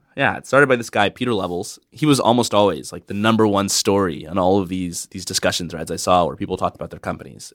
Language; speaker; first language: English; native; English